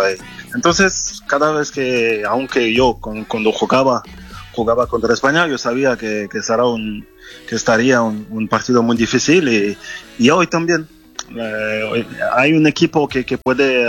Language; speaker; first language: Spanish; non-native, fluent; French